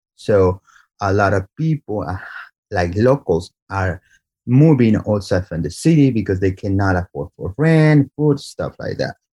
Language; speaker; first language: English; non-native, fluent; Spanish